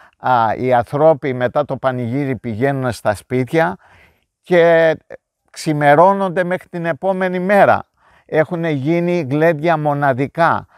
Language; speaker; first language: Greek; native; Greek